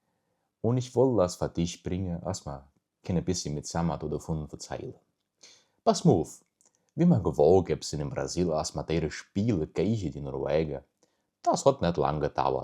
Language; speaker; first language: German; early bilingual, heritage; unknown